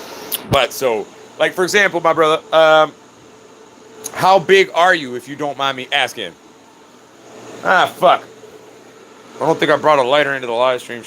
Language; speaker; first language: English; native; English